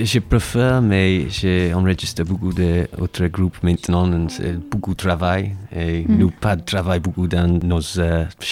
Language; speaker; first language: French; non-native, learner; English